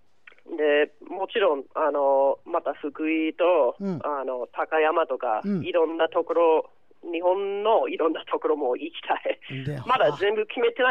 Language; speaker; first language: Japanese; non-native, fluent; English